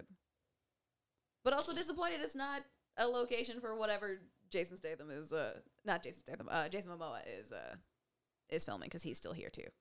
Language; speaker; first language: English; native; English